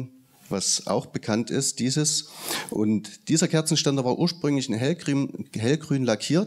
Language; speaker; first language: German; native; German